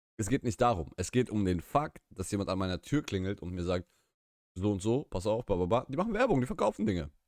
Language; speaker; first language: German; early bilingual, other home language; Russian